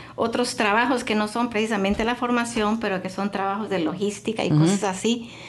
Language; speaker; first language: Spanish; native; Spanish